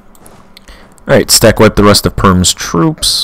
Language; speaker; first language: English; native; English